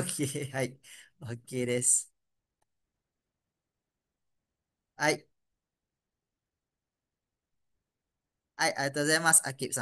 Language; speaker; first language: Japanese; non-native, fluent; Malay